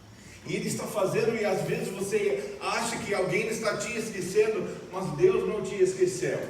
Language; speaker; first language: Portuguese; non-native, fluent; English